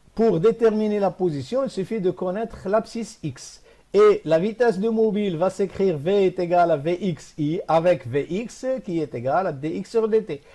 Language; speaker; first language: French; non-native, local second language; Arabic